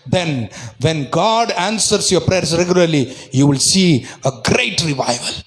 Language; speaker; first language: English; non-native, local second language; Telugu